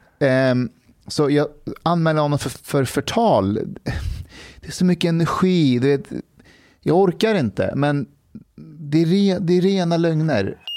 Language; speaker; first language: Swedish; early bilingual, other home language; Persian